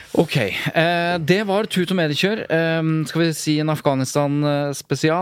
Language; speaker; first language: Norwegian; native; Norwegian